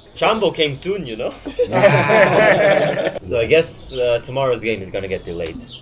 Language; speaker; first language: English; non-native, fluent; Korean